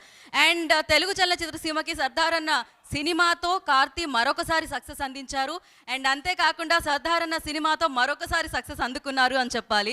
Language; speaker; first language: Telugu; native; Telugu